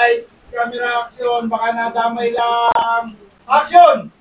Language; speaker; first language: Filipino; native; Filipino